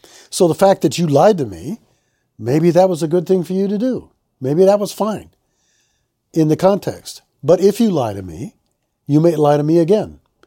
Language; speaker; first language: English; native; English